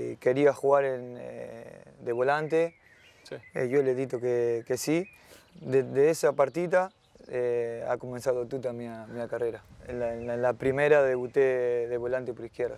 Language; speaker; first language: Italian; non-native, fluent; Spanish